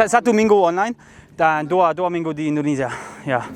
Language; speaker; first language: Indonesian; non-native, learner; English